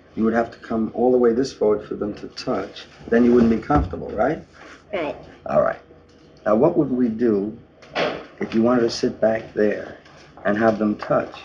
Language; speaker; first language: English; native; English